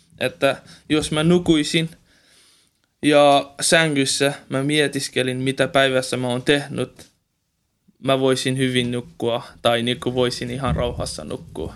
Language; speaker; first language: Finnish; non-native, learner; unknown